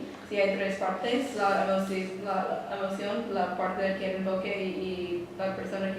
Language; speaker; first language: Spanish; non-native, learner; English